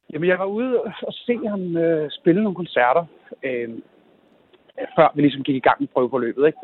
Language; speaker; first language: Danish; native; Danish